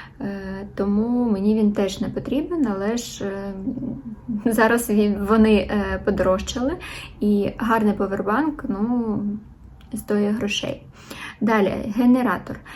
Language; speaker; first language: Ukrainian; non-native, local second language; Russian